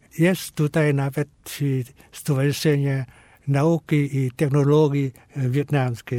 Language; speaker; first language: Polish; non-native, fluent; Vietnamese